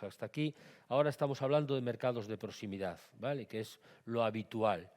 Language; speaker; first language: Spanish; native; Spanish